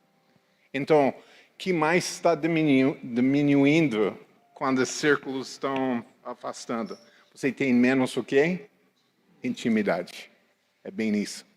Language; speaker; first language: Portuguese; non-native, fluent; English